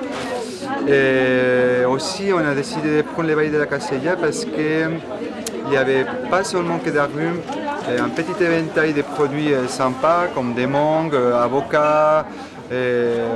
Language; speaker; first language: French; non-native, fluent; Spanish